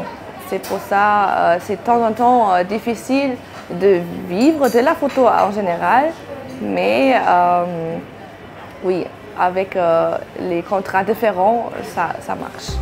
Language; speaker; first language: French; non-native, fluent; German